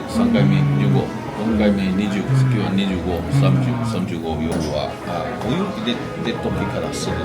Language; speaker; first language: Japanese; non-native, learner; Chinese